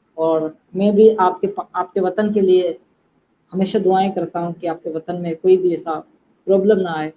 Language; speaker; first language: Urdu; non-native, local second language; Sindhi